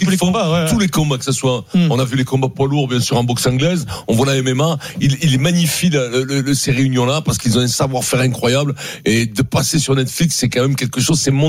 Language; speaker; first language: French; native; French